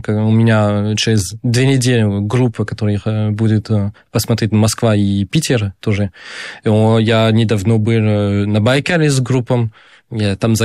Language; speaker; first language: Russian; non-native, fluent; French